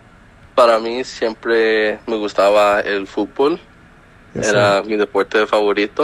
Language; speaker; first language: Spanish; early bilingual, heritage; Spanish